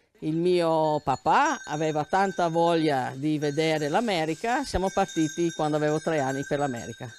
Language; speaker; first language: Italian; early bilingual, heritage; English